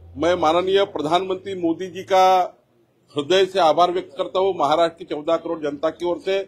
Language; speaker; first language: Hindi; non-native, local second language; Marathi